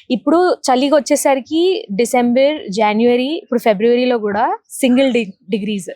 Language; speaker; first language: Telugu; native; Telugu